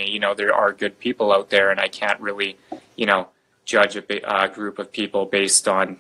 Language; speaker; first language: English; native; English